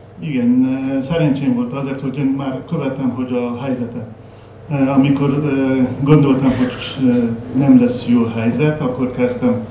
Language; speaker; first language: Hungarian; non-native, learner; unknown